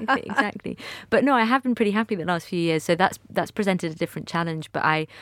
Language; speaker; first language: English; native; English